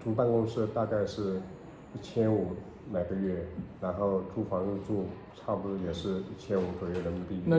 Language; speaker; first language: Chinese; native; Chinese